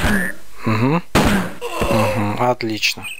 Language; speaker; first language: Russian; native; Russian